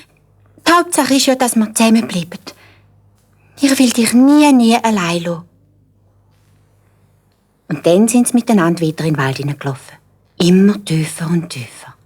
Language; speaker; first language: German; native; German